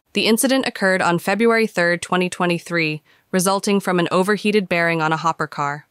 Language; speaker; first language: English; native; English